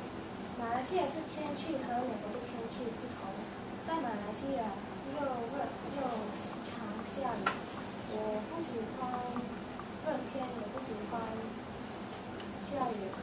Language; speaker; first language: Chinese; non-native, learner; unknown